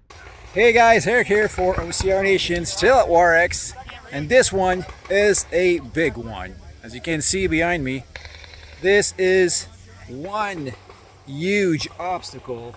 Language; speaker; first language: English; non-native, local second language; French